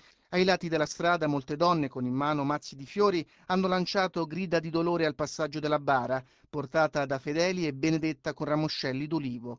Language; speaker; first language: Italian; native; Italian